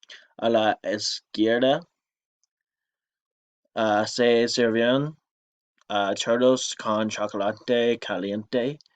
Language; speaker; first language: Spanish; non-native, learner; English